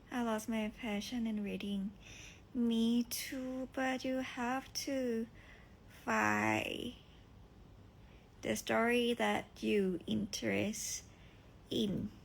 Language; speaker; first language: English; non-native, learner; Thai